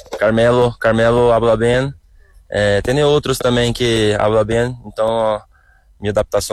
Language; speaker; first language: Spanish; non-native, learner; Portuguese